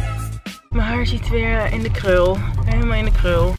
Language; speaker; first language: Dutch; native; Dutch